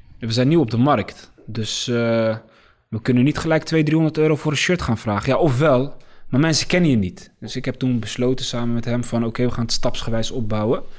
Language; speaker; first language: Dutch; early bilingual, other home language; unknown